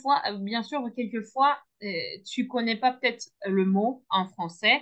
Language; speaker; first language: French; non-native, fluent; Turkish